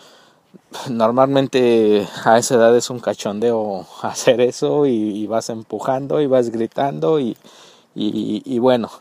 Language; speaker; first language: Spanish; native; Spanish